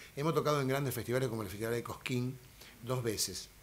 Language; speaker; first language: Spanish; native; Spanish